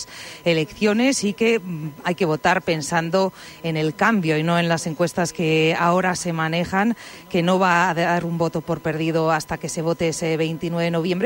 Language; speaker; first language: Spanish; native; Spanish